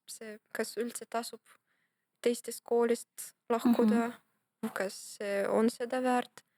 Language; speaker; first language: Estonian; non-native, local second language; Russian